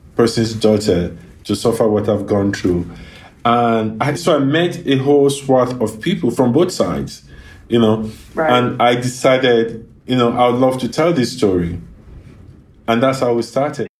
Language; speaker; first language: English; non-native, local second language; Yoruba